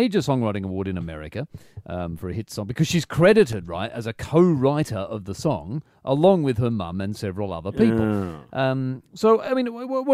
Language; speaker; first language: English; native; English